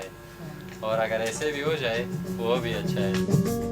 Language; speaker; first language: Hindi; non-native, fluent; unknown